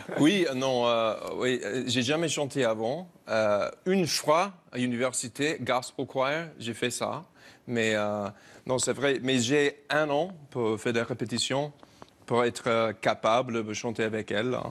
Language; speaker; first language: French; non-native, learner; English